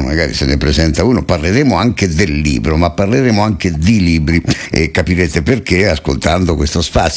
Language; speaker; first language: Italian; native; Italian